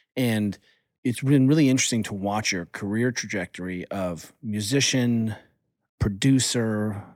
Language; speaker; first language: English; early bilingual, other home language; German